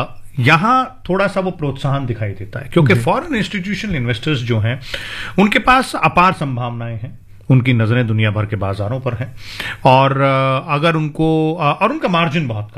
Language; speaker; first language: Hindi; native; Hindi